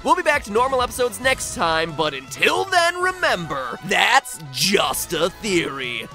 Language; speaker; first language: English; native; English